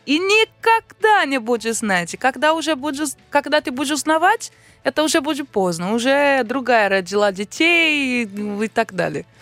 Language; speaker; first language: Russian; non-native, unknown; Portuguese